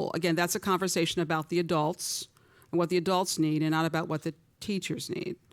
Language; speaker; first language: English; native; English